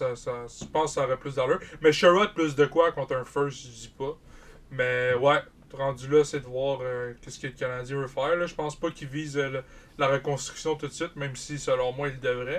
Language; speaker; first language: French; native; French